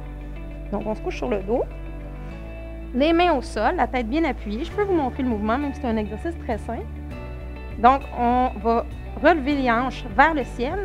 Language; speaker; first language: French; native; French